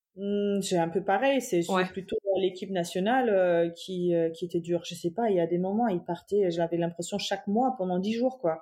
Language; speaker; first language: French; non-native, fluent; German